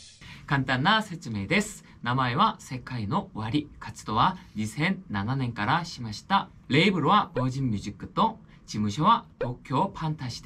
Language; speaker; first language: Japanese; non-native, learner; Korean